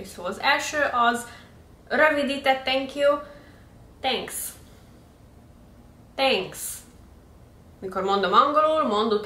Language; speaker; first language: Hungarian; early bilingual, heritage; English